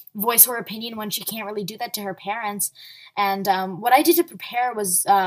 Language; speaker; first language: English; early bilingual, other home language; Arabic